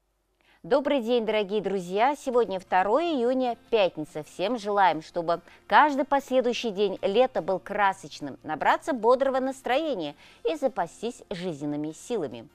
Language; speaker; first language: Russian; native; Russian